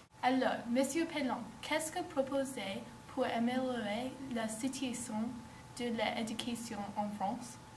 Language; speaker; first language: French; non-native, learner; English